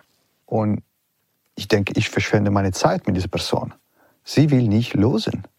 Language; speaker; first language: German; non-native, fluent; Italian